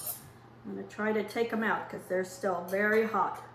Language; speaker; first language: English; non-native, fluent; Portuguese